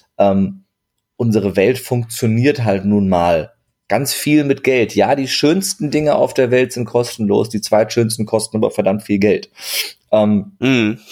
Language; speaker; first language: German; early bilingual, other home language; Turkish